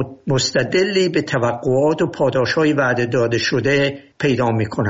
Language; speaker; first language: Persian; native; Persian